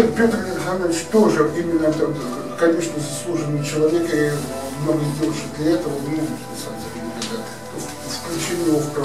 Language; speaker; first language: Russian; native; Russian